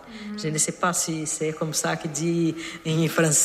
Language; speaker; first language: French; non-native, learner; Portuguese